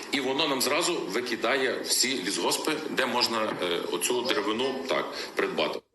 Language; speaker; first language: Ukrainian; native; Ukrainian